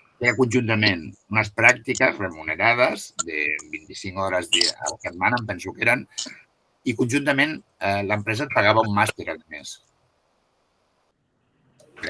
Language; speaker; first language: Catalan; native; Catalan